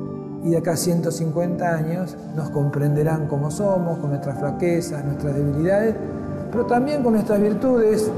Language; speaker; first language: Spanish; native; Spanish